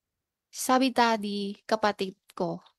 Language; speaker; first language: Filipino; non-native, learner; Chinese